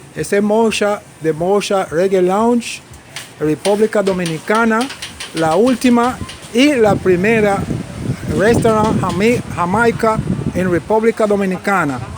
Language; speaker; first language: Spanish; non-native, learner; English